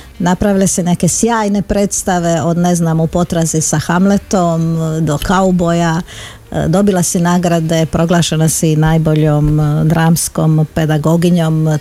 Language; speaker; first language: Croatian; native; Croatian